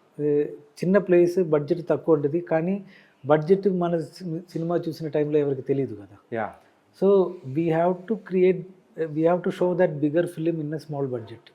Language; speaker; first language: Telugu; non-native, learner; Malayalam